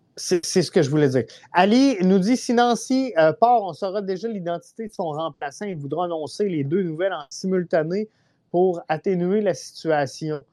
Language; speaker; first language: French; native; French